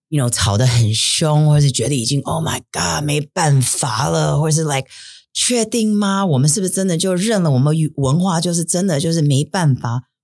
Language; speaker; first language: Chinese; early bilingual, heritage; Chinese